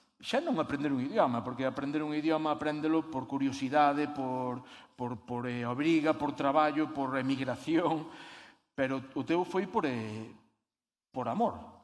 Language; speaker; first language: Galician; native; Galician